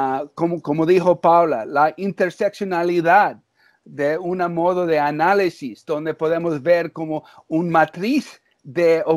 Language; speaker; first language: Spanish; early bilingual, heritage; English